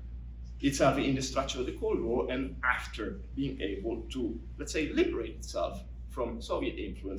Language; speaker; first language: English; non-native, fluent; Italian